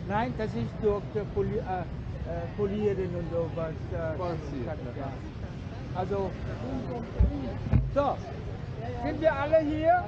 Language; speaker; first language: German; non-native, fluent; Vietnamese